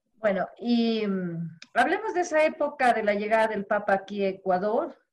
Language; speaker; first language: Spanish; native; Spanish